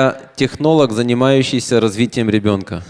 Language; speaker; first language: Russian; native; Russian